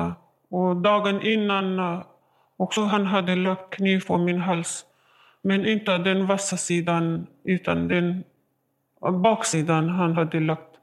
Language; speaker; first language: Swedish; non-native, learner; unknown